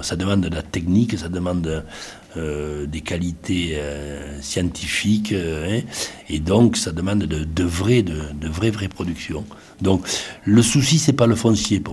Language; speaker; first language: French; native; French